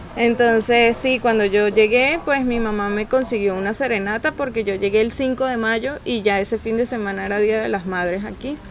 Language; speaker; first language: Spanish; native; Spanish